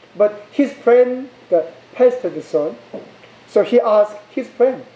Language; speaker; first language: English; non-native, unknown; Korean